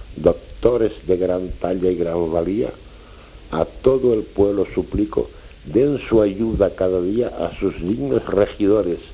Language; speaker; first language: Spanish; non-native, local second language; Catalan